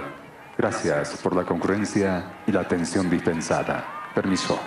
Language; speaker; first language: Spanish; native; Spanish